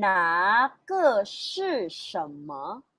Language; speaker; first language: Chinese; non-native, learner; Filipino